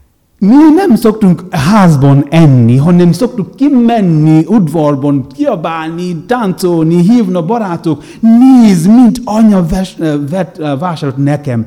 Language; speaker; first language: Hungarian; non-native, learner; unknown